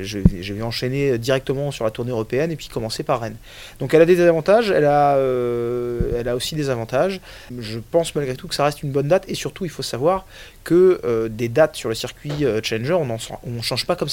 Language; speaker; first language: French; native; French